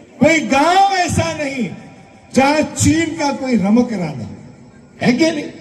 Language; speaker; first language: Hindi; non-native, local second language; Gujarati